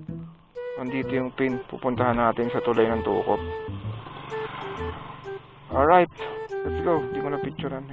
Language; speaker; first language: Filipino; native; Filipino